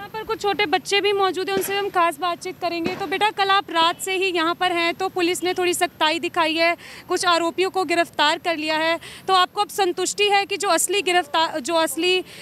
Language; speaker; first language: Hindi; non-native, local second language; Punjabi